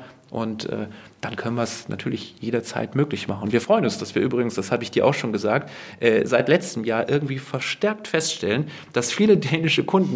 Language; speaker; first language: German; native; German